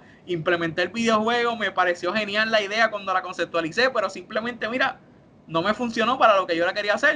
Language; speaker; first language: Spanish; native; Spanish